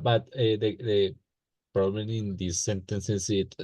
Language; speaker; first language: English; non-native, learner; Spanish